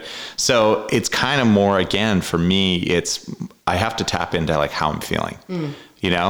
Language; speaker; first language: English; native; English